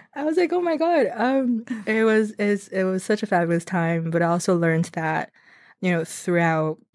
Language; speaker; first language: English; non-native, fluent; Chinese